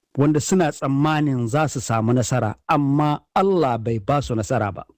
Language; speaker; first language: Hausa; native; Hausa